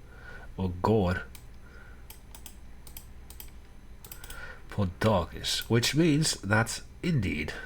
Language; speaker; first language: Swedish; non-native, learner; Dutch